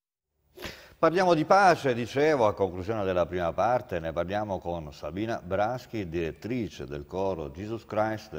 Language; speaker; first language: Italian; native; Italian